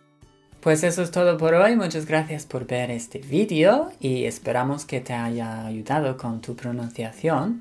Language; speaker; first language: Spanish; non-native, fluent; English